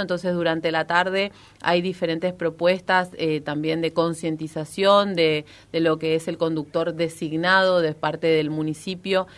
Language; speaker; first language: Spanish; native; Spanish